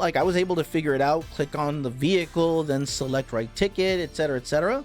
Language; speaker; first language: English; native; English